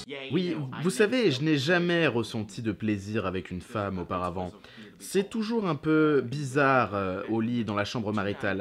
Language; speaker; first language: French; native; French